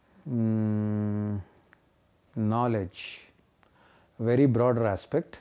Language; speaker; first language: English; non-native, local second language; Telugu